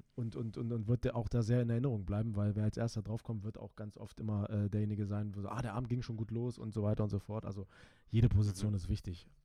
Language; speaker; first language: German; early bilingual, other home language; Turkish